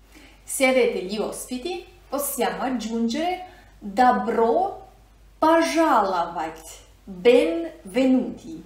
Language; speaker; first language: Italian; non-native, fluent; Russian